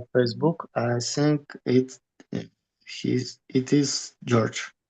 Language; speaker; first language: English; non-native, learner; Russian